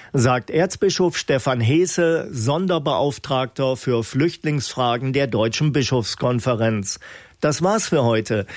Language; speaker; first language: German; native; German